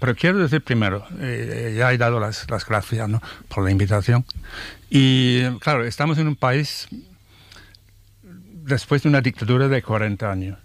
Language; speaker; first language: Spanish; non-native, fluent; English